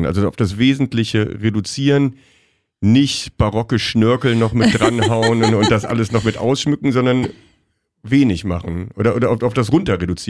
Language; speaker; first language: German; native; German